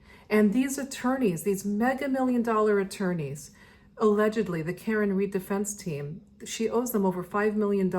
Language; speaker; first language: English; native; English